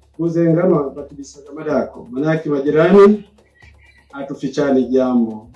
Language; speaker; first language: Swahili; non-native, local second language; Sukuma